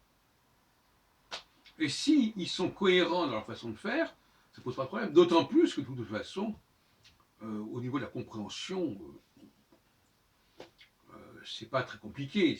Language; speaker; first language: French; native; French